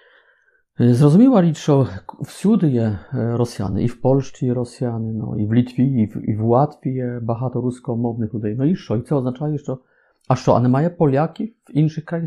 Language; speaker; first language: Ukrainian; non-native, fluent; Polish